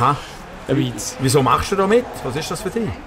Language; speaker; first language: German; native; German